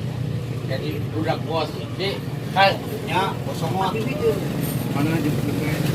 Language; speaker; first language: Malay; non-native, local second language; Sundanese